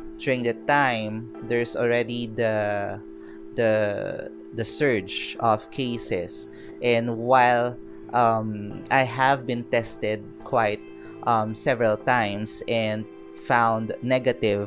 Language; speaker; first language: English; non-native, local second language; Filipino